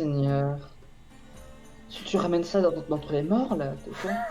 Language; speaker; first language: French; native; French